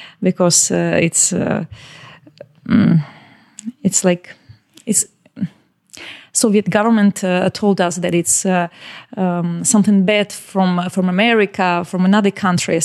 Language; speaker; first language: English; non-native, learner; Ukrainian